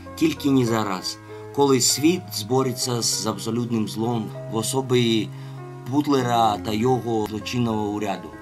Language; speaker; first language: Ukrainian; non-native, fluent; Russian